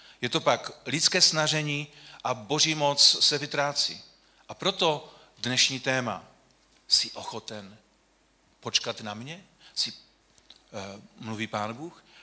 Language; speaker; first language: Czech; non-native, local second language; Polish